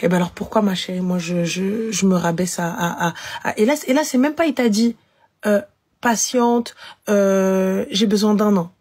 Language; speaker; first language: French; native; French